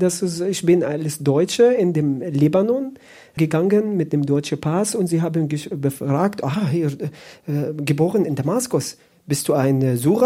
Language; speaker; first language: German; non-native, learner; Arabic